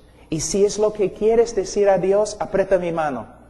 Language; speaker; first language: Spanish; non-native, fluent; English